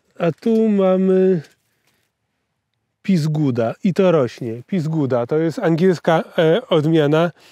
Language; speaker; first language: Polish; native; Polish